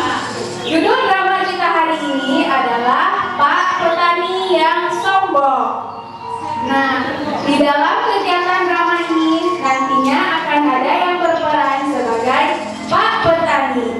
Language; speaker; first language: Indonesian; native; Indonesian